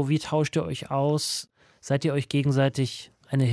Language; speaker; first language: German; native; German